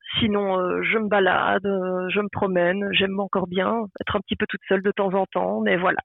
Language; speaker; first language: French; native; French